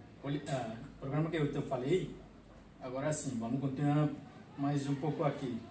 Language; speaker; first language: Portuguese; non-native, local second language; Tetum